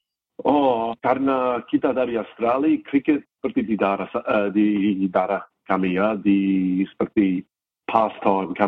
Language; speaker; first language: Indonesian; non-native, fluent; English